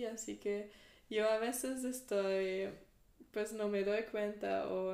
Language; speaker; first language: Spanish; non-native, fluent; German